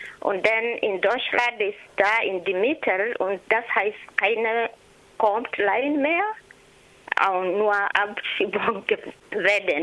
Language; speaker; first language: German; non-native, learner; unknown